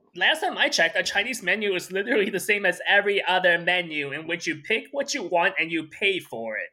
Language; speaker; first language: English; early bilingual, other home language; Chinese